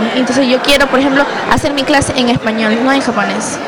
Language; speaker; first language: Spanish; early bilingual, heritage; Spanish